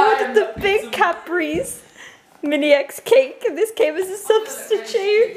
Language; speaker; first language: English; native; English